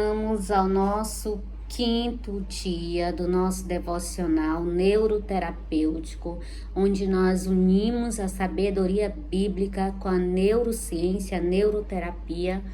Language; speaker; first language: Portuguese; native; Portuguese